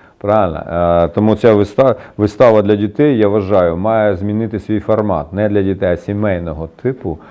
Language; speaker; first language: Ukrainian; non-native, local second language; Russian